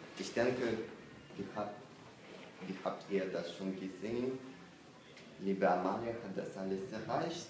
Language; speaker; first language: German; non-native, fluent; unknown